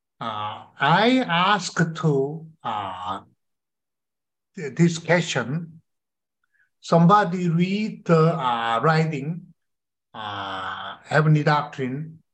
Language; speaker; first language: English; non-native, learner; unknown